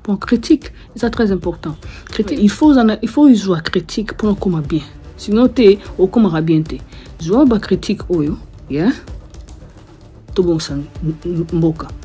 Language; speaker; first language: French; non-native, fluent; English